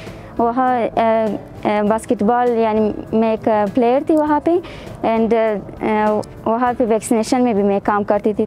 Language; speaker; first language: Hindi; non-native, learner; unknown